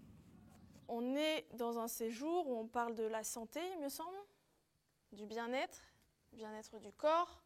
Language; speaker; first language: French; native; French